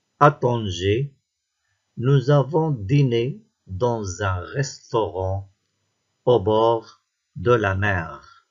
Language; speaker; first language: French; non-native, local second language; Arabic